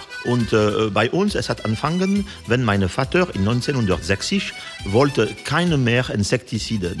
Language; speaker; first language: German; non-native, fluent; French